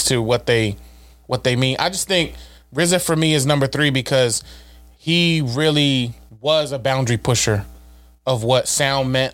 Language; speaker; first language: English; native; English